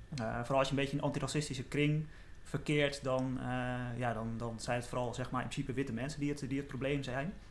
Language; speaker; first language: Dutch; native; Dutch